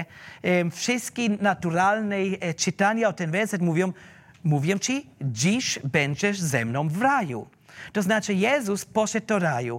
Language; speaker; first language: Polish; non-native, learner; German